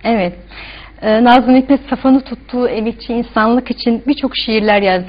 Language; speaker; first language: Turkish; native; Turkish